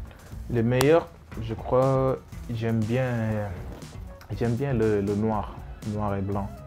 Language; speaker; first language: French; non-native, local second language; Wolof